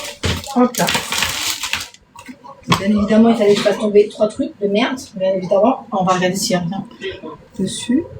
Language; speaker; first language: French; native; French